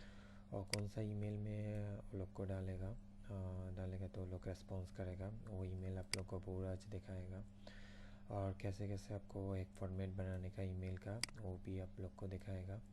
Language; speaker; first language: Hindi; non-native, fluent; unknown